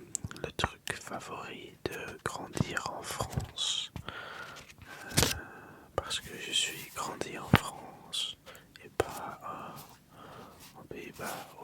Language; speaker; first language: French; early bilingual, other home language; Dutch